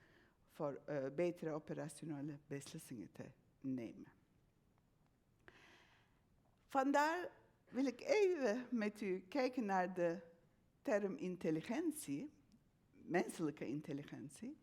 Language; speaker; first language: Dutch; non-native, fluent; Turkish